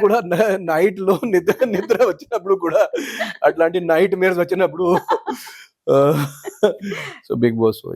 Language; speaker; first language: Telugu; non-native, fluent; Hindi